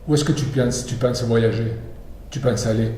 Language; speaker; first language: French; non-native, fluent; Spanish